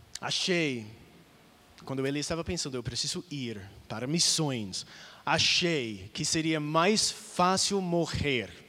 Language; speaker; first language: Portuguese; non-native, fluent; English